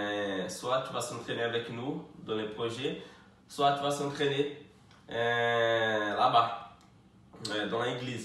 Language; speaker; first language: French; non-native, fluent; Portuguese